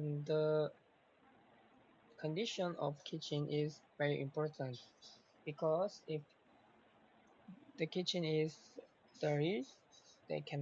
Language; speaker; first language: English; non-native, learner; Korean